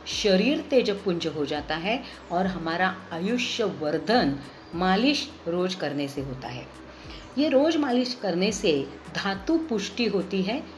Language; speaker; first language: Hindi; non-native, local second language; Marathi